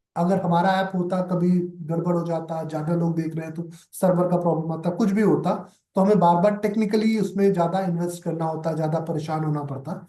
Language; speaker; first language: Hindi; native; Hindi